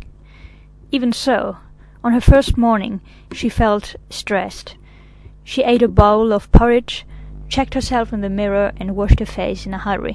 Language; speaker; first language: English; non-native, fluent; Catalan